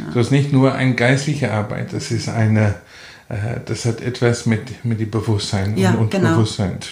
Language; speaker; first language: German; non-native, fluent; Afrikaans